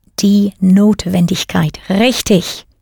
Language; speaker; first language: German; non-native, fluent; English